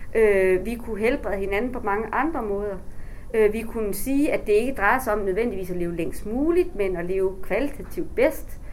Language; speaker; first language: Danish; native; Danish